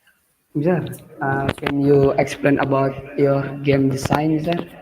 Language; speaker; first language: English; non-native, learner; Indonesian